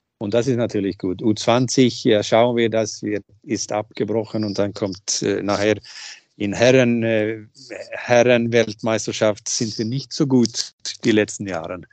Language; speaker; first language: German; non-native, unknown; Swedish